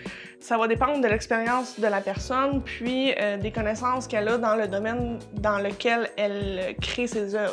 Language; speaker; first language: French; native; French